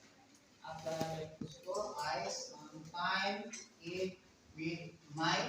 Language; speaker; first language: English; non-native, learner; Indonesian